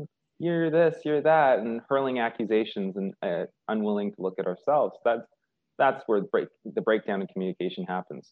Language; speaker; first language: English; native; English